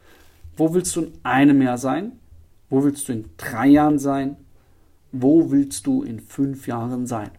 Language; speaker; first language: German; native; German